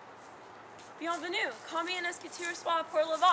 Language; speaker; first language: French; non-native, learner; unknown